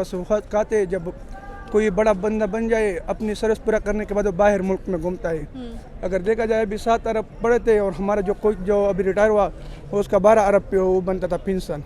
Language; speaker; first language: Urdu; non-native, local second language; Pashto